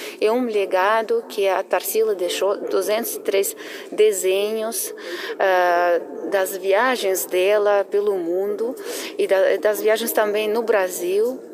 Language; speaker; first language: Portuguese; non-native, fluent; Russian